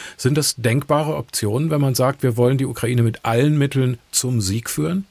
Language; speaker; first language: German; native; German